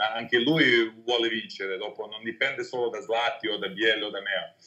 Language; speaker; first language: Italian; non-native, fluent; Serbian